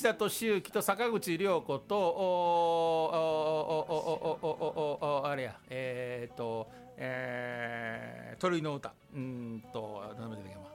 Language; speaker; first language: Japanese; native; Japanese